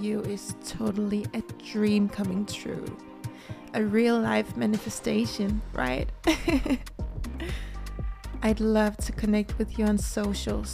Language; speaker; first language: English; non-native, fluent; Danish